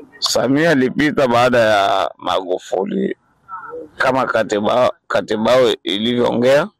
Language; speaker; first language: Swahili; native; Swahili